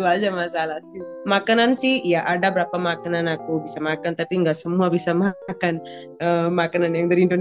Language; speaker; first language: Indonesian; non-native, fluent; Punjabi